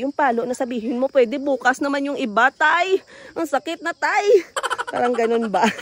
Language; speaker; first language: Filipino; non-native, local second language; Cebuano